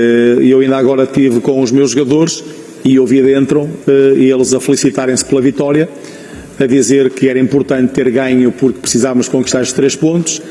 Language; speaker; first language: Portuguese; native; Portuguese